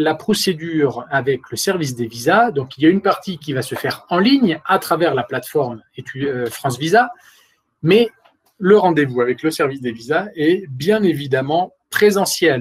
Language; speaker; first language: French; native; French